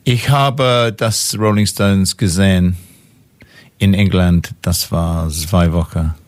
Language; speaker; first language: German; non-native, learner; English